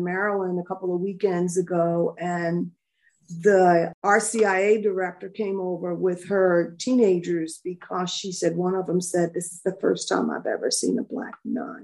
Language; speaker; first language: English; native; English